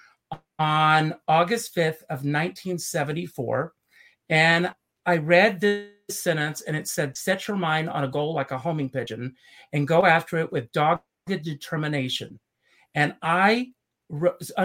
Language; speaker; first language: English; native; English